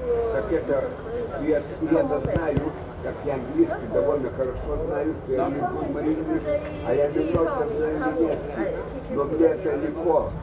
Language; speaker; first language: Russian; non-native, fluent; Lithuanian